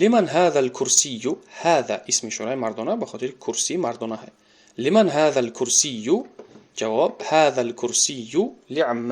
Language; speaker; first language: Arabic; non-native, fluent; Tajik